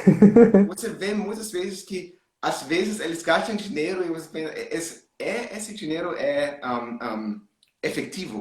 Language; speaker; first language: Portuguese; non-native, learner; German